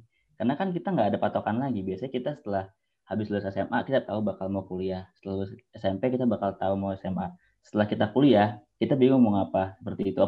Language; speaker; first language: Indonesian; native; Indonesian